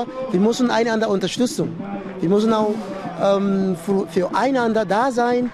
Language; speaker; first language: German; non-native, fluent; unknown